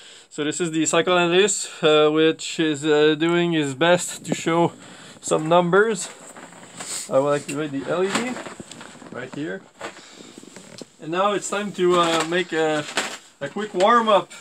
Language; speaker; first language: English; non-native, fluent; French